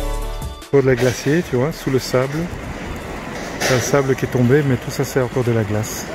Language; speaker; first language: French; native; French